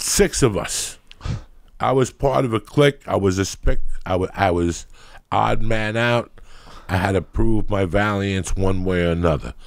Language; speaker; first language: English; native; English